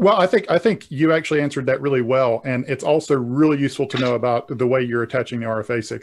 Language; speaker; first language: English; native; English